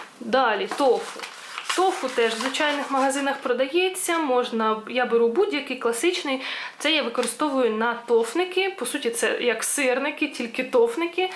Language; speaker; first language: Ukrainian; non-native, local second language; Russian